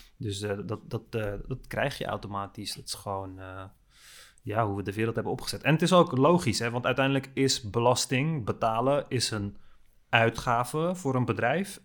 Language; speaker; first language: Dutch; early bilingual, other home language; Turkish